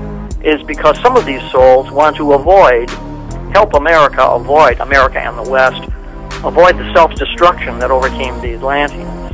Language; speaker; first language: English; native; English